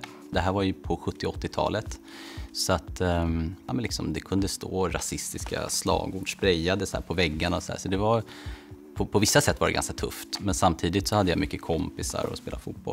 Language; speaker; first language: Swedish; native; Swedish